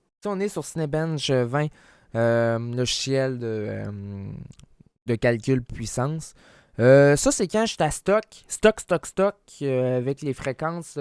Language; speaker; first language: French; native; French